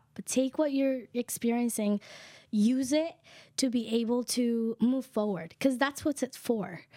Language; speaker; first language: English; early bilingual, other home language; Kʼicheʼ